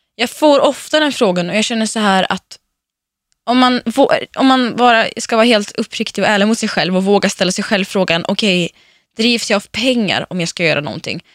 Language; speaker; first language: Swedish; early bilingual, other home language; Russian